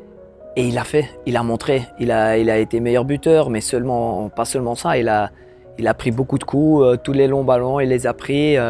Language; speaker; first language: French; non-native, local second language; Dutch